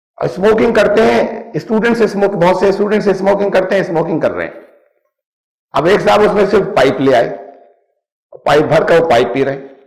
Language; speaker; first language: Urdu; native; Urdu